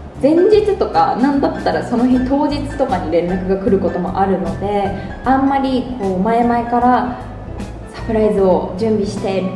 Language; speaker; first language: Japanese; native; Japanese